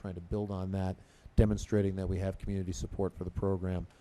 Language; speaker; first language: English; native; English